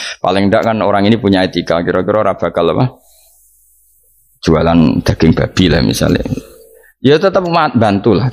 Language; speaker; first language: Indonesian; non-native, local second language; Javanese